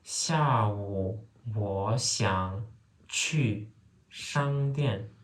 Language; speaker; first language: Chinese; non-native, fluent; Turkmen